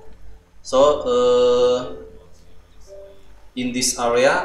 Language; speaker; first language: English; non-native, learner; Indonesian